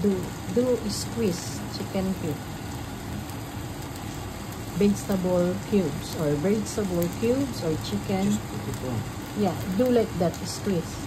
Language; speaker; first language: English; non-native, learner; Filipino